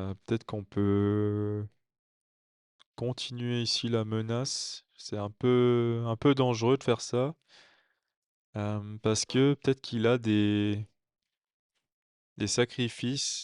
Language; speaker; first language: French; native; French